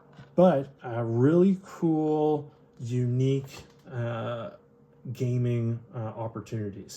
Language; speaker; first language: English; native; English